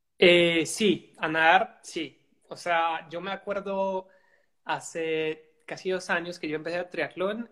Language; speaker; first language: Spanish; non-native, fluent; French